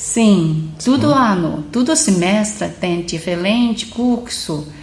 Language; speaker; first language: Portuguese; non-native, learner; Chinese